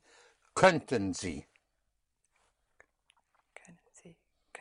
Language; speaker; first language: German; non-native, learner; English